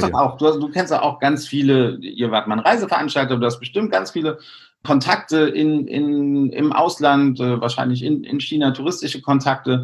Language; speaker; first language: German; native; German